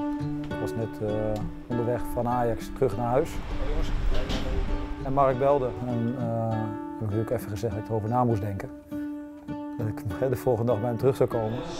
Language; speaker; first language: Dutch; native; Dutch